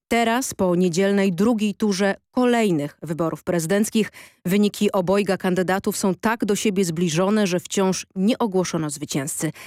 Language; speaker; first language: Polish; native; Polish